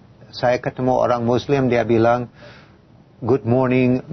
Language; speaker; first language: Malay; non-native, fluent; English